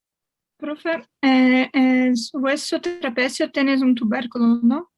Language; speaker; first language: Spanish; non-native, learner; Portuguese